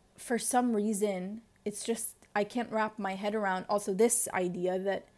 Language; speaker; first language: English; non-native, fluent; Arabic